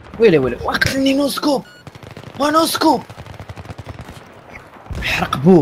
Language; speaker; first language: Arabic; native; Arabic